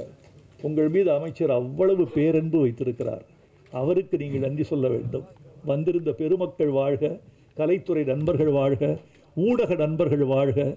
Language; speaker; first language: Tamil; native; Tamil